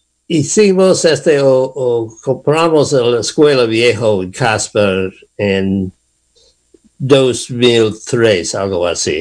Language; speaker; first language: Spanish; non-native, learner; English